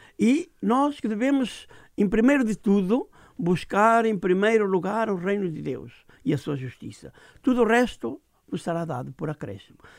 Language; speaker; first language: Portuguese; native; Portuguese